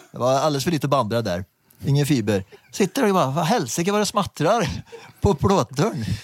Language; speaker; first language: Swedish; native; Swedish